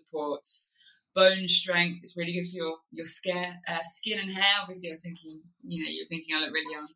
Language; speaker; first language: English; native; English